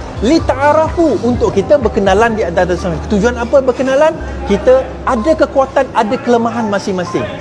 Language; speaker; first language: Malay; non-native, local second language; Chinese